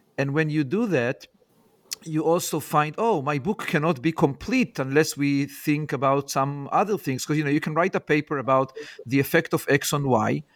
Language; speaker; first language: English; non-native, fluent; Hebrew